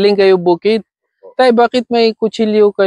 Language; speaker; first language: Filipino; non-native, learner; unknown